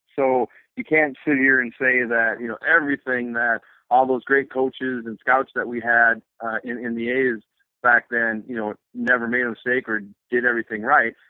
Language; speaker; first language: English; native; English